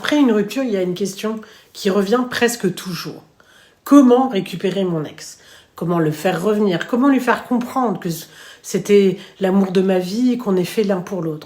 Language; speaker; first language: French; native; French